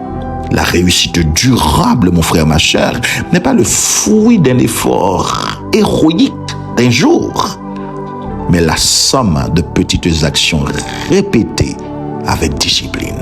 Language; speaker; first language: French; non-native, local second language; Haitian Creole